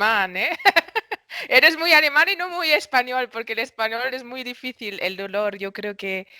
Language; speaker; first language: Spanish; non-native, fluent; German